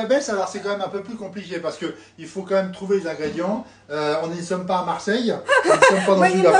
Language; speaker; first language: French; native; French